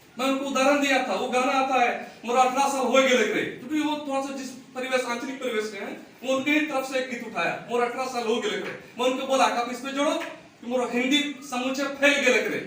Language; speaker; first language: Hindi; native; Hindi